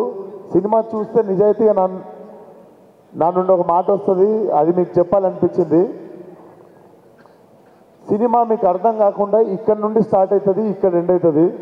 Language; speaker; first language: Telugu; native; Telugu